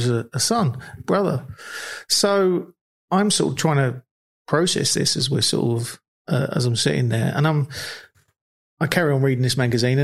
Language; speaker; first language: English; native; English